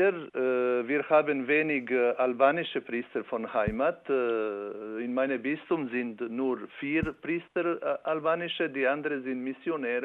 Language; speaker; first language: German; non-native, learner; Albanian